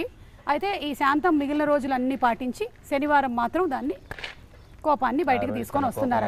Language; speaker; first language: Telugu; native; Telugu